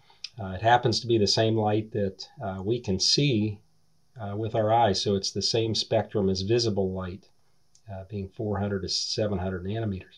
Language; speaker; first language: English; native; English